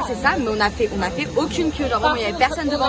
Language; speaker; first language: French; native; French